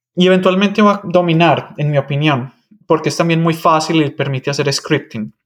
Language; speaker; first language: Spanish; native; Spanish